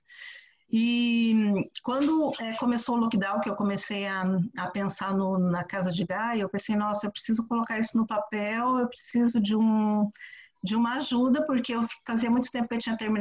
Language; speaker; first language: Portuguese; native; Portuguese